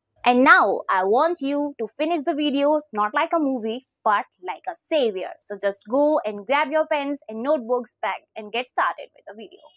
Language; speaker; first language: English; non-native, local second language; Hindi